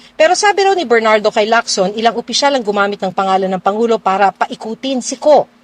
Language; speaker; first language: Filipino; native; Filipino